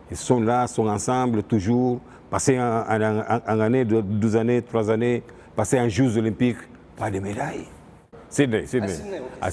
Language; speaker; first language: French; non-native, fluent; Portuguese